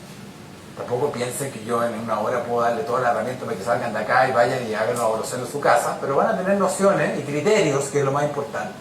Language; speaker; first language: Spanish; native; Spanish